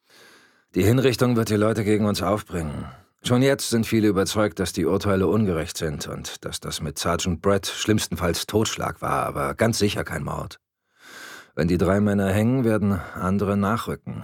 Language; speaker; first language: German; native; German